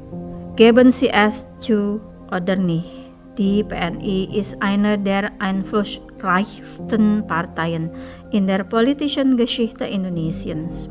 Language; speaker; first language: German; non-native, fluent; Indonesian